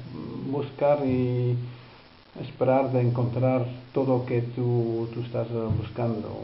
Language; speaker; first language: Spanish; non-native, fluent; Dutch